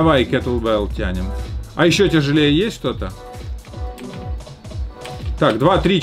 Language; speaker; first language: Russian; native; Russian